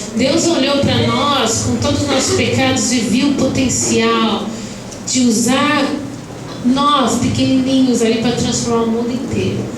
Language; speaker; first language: Portuguese; native; Portuguese